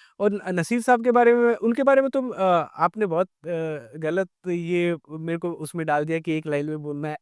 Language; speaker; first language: Hindi; native; Hindi